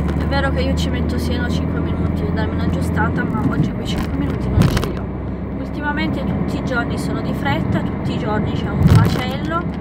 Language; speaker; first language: Italian; non-native, fluent; Romanian